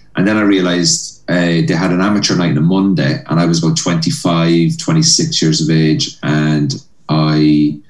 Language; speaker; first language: English; native; English